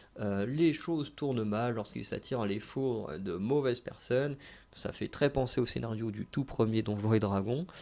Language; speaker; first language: French; native; French